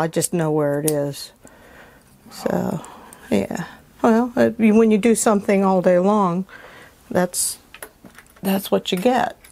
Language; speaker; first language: English; native; English